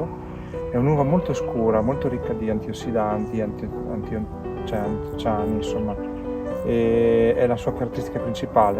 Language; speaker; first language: Italian; native; Italian